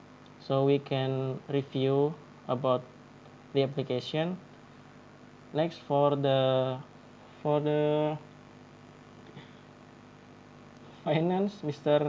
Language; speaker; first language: English; non-native, learner; Indonesian